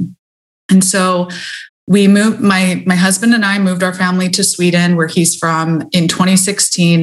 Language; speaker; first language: English; native; English